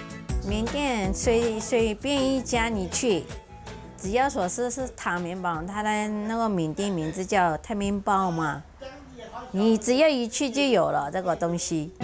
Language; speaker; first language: Chinese; early bilingual, heritage; Chinese